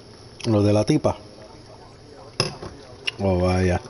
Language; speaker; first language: Spanish; native; Spanish